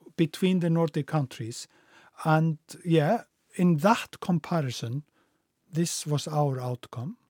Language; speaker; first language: English; non-native, fluent; Icelandic